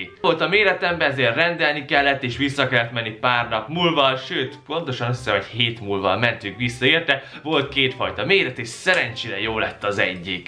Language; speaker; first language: Hungarian; native; Hungarian